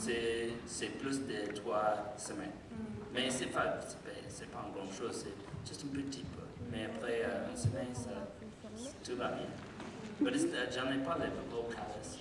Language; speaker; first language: French; non-native, learner; English